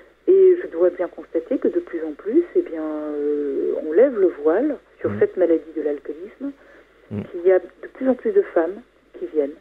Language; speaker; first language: French; native; French